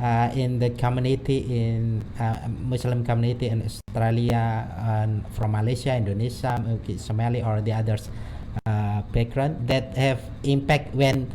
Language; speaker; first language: English; non-native, learner; Indonesian